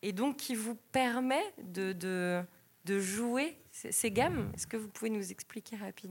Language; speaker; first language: French; native; French